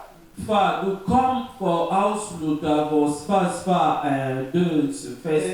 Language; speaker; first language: Danish; non-native, learner; French